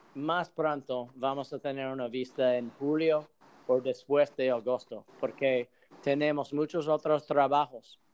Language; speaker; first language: Spanish; non-native, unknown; English